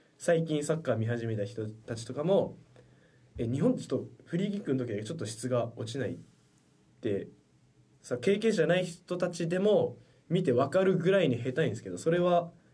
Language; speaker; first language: Japanese; native; Japanese